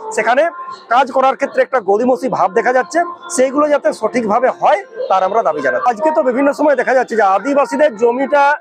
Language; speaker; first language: Bangla; non-native, local second language; Santali